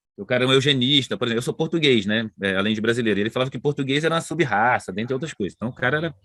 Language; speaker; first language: Portuguese; native; Portuguese